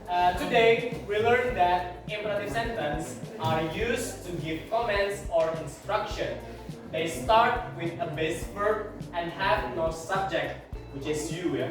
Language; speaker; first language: English; non-native, learner; Indonesian